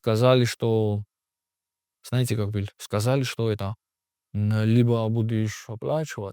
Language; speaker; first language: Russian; non-native, learner; Georgian